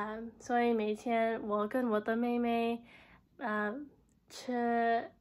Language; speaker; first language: Chinese; non-native, learner; English